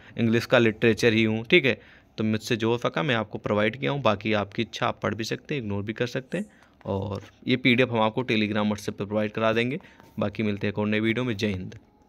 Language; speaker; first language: Hindi; native; Hindi